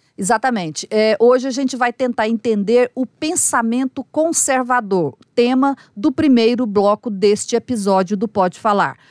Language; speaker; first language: Portuguese; native; Portuguese